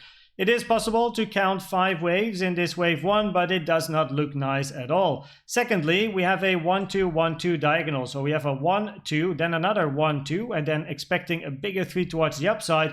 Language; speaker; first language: English; non-native, fluent; Dutch